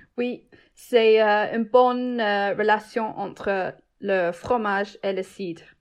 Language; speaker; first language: French; non-native, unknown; English